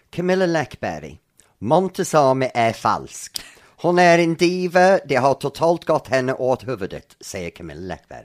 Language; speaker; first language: Swedish; non-native, fluent; English